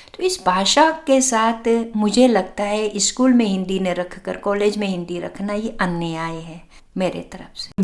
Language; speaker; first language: Hindi; non-native, local second language; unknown